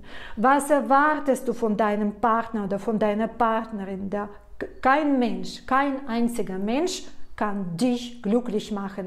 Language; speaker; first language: German; non-native, fluent; Russian